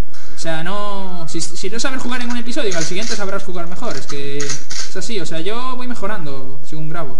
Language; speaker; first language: Spanish; native; Spanish